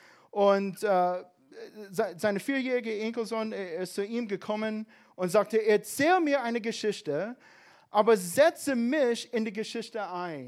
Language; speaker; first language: German; non-native, fluent; English